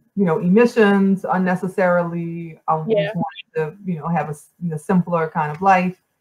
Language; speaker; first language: English; native; English